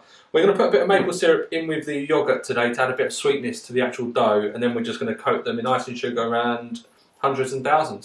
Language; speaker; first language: English; native; English